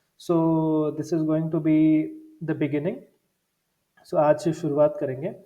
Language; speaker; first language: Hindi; non-native, local second language; Tulu